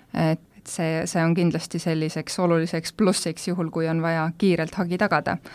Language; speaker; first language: Estonian; native; Estonian